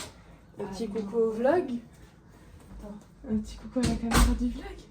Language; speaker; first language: French; native; French